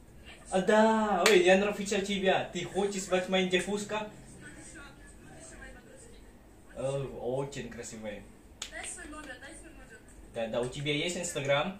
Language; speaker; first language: Russian; non-native, learner; Indonesian